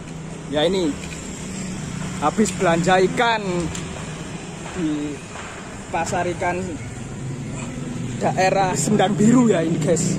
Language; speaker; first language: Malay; non-native, local second language; Javanese